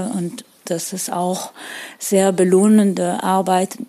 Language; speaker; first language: German; non-native, fluent; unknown